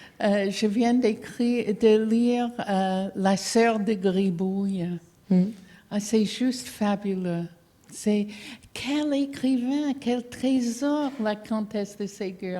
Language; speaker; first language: French; non-native, fluent; English